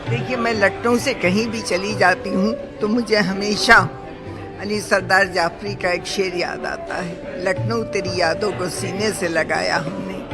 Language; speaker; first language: Urdu; native; Urdu